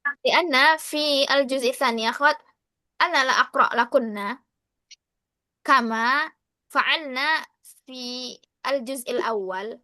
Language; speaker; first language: Arabic; non-native, fluent; Indonesian